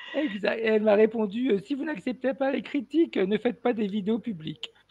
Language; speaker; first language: French; native; French